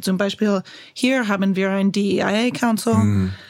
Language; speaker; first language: German; non-native, learner; English